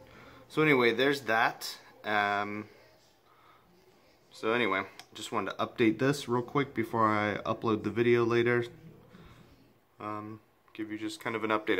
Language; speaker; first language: English; native; English